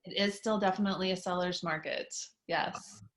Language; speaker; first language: English; native; English